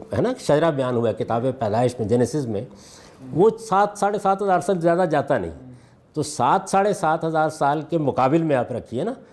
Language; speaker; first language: Urdu; non-native, local second language; Punjabi